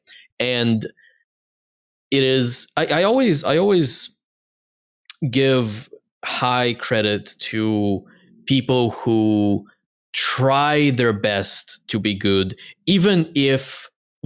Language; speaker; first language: English; non-native, fluent; Bulgarian